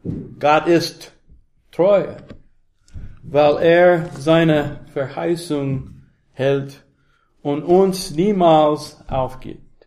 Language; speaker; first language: German; non-native, learner; English